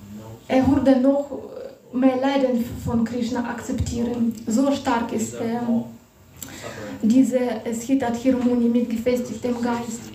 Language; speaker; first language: German; non-native, fluent; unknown